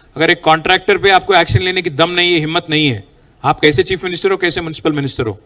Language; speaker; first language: Hindi; non-native, local second language; Telugu